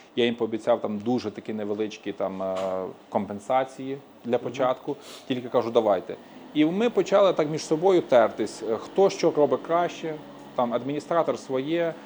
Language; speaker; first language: Ukrainian; native; Ukrainian